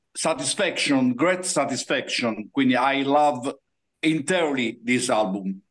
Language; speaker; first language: English; non-native, learner; Italian